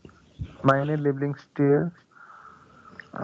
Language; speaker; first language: German; non-native, learner; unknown